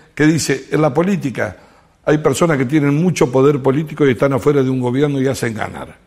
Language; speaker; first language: Spanish; native; Spanish